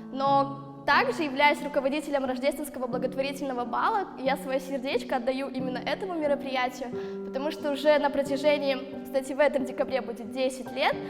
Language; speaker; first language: Russian; native; Russian